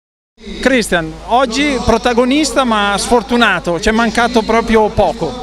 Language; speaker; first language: Italian; native; Italian